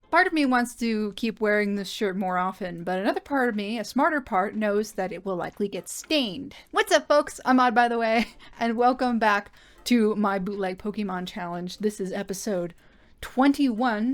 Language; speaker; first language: English; native; English